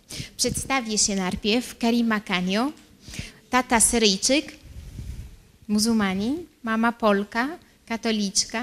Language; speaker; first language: Polish; early bilingual, heritage; Arabic